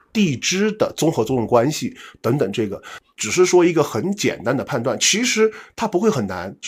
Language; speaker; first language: Chinese; native; Chinese